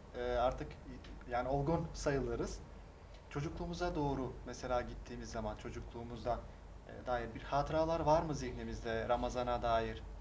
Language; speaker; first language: Turkish; native; Turkish